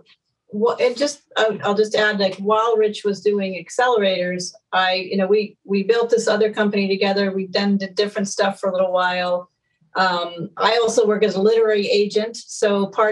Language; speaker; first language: English; native; English